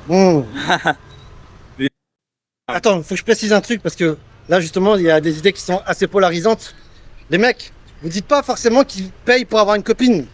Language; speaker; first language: French; native; French